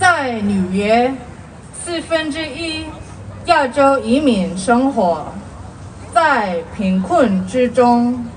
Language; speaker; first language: Chinese; non-native, learner; Korean